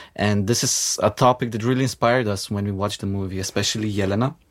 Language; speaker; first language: English; non-native, fluent; Macedonian